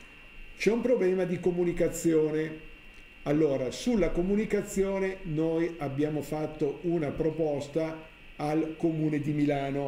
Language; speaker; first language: Italian; native; Italian